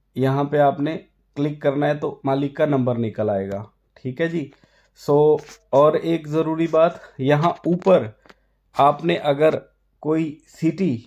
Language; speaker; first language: Hindi; non-native, local second language; Punjabi